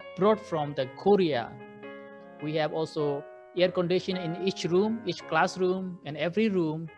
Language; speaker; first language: English; non-native, fluent; Burmese